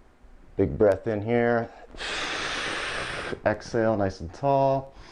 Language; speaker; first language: English; native; English